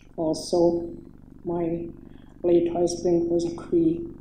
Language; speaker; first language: English; native; English